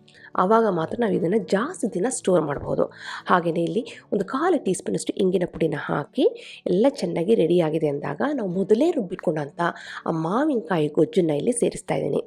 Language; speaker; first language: Kannada; native; Kannada